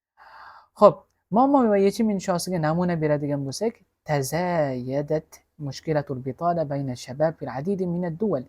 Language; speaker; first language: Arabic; non-native, fluent; Uzbek